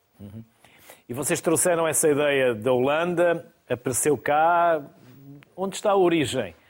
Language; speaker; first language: Portuguese; native; Portuguese